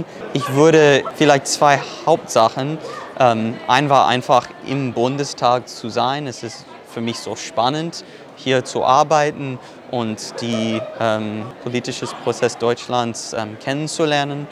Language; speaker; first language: German; non-native, fluent; English